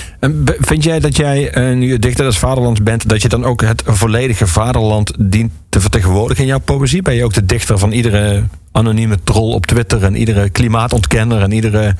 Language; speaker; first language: Dutch; native; Dutch